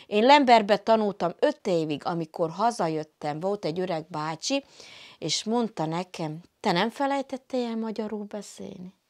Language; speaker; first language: Hungarian; native; Hungarian